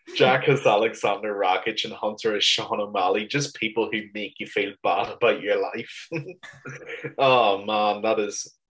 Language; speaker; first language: English; native; English